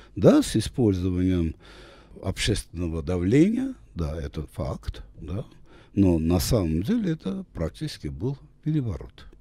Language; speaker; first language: Russian; non-native, local second language; Armenian